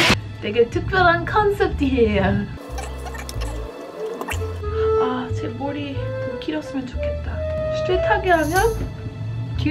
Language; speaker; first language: Korean; non-native, fluent; English